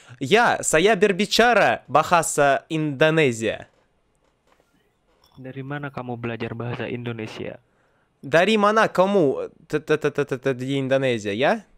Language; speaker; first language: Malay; non-native, learner; Russian